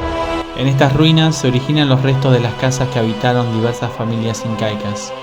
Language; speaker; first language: Spanish; native; Spanish